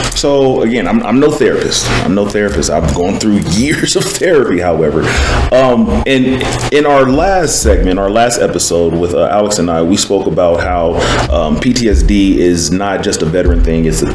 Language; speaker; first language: English; native; English